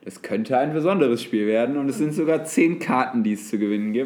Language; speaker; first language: German; native; German